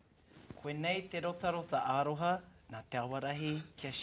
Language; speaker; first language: Māori; non-native, learner; English